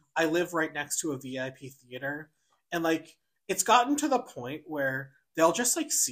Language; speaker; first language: English; native; English